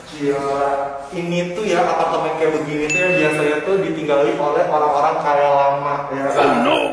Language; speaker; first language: Indonesian; native; Indonesian